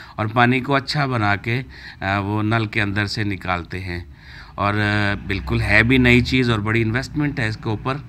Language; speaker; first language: Urdu; non-native, local second language; Punjabi